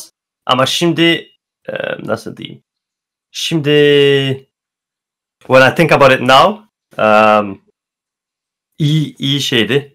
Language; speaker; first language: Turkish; early bilingual, heritage; Turkish